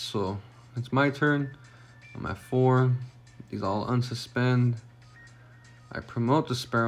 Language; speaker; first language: English; native; English